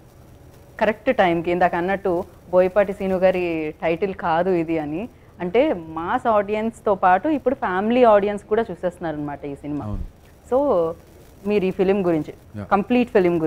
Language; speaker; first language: Telugu; native; Telugu